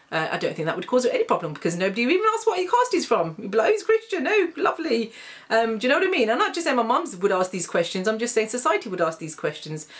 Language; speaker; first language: English; native; English